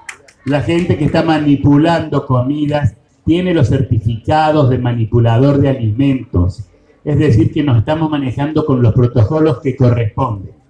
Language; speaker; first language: Spanish; native; Spanish